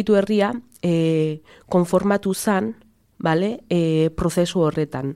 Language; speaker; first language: Basque; non-native, local second language; Spanish